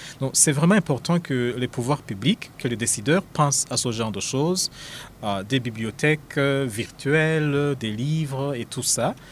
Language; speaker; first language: French; non-native, local second language; Rundi